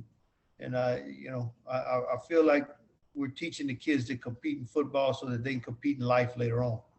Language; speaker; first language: English; native; English